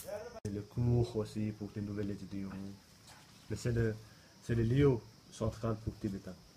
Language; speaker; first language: French; non-native, learner; Nepali